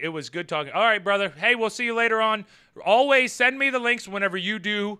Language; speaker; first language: English; native; English